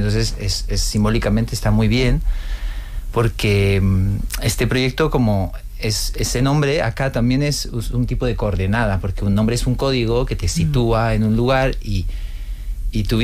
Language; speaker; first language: Spanish; non-native, fluent; French